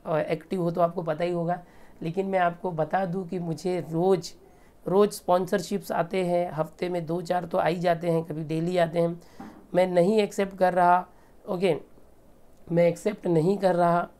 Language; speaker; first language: Hindi; native; Hindi